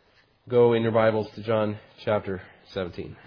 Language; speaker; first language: English; native; English